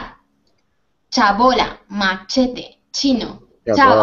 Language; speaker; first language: Spanish; native; Spanish